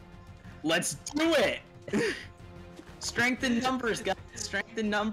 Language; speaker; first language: English; native; English